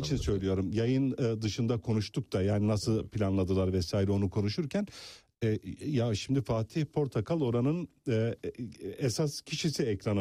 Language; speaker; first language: Turkish; native; Turkish